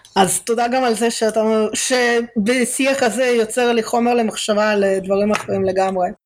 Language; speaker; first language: Hebrew; early bilingual, other home language; Russian